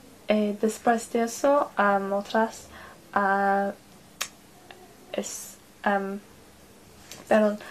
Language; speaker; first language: Spanish; non-native, learner; English